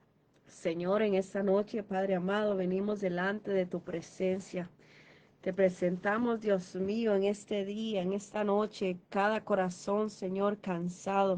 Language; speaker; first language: Spanish; native; Spanish